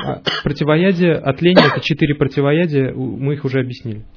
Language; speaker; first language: Russian; native; Russian